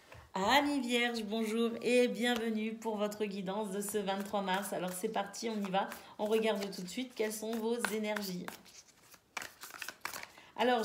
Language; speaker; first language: French; native; French